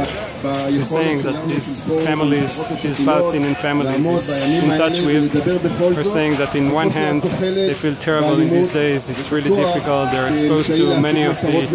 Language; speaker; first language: English; non-native, fluent; Hebrew